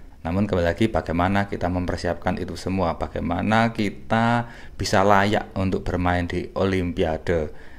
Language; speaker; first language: Indonesian; native; Indonesian